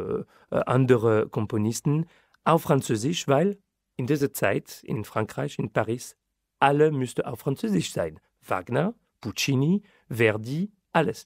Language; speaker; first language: German; non-native, fluent; French